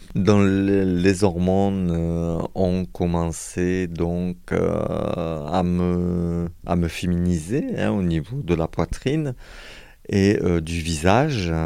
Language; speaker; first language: French; native; French